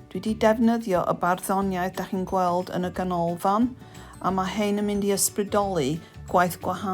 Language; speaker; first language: Welsh; non-native, local second language; English